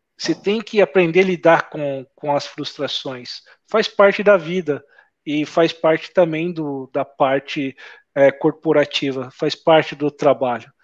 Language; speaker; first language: Portuguese; native; Portuguese